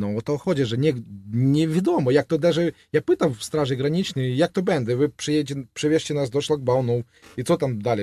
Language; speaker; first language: Polish; non-native, learner; Russian